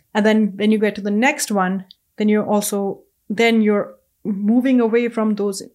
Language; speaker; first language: English; non-native, local second language; Punjabi